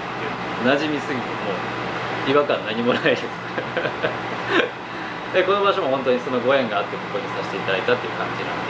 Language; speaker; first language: Japanese; native; Japanese